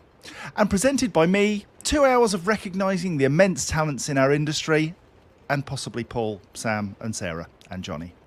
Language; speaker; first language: English; native; English